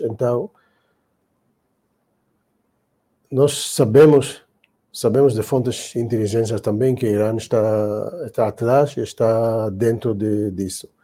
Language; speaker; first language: Portuguese; non-native, learner; Hebrew